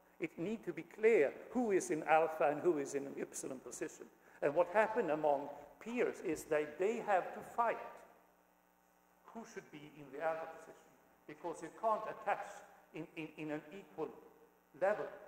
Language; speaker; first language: English; non-native, fluent; Swedish